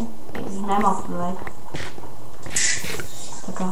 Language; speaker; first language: Bulgarian; native; Bulgarian